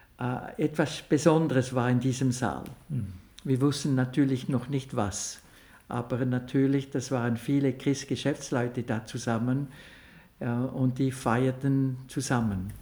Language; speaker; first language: German; non-native, local second language; French